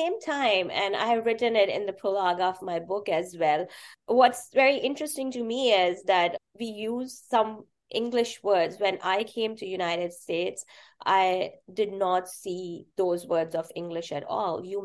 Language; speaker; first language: English; non-native, local second language; Urdu